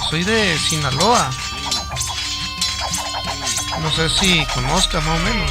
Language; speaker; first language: Spanish; native; Spanish